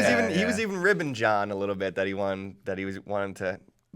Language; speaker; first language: English; native; English